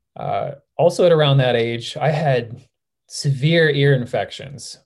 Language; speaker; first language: English; native; English